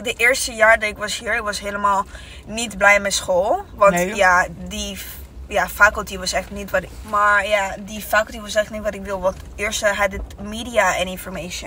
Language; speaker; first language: Dutch; non-native, learner; Italian